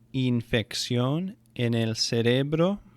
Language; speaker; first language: Spanish; non-native, fluent; English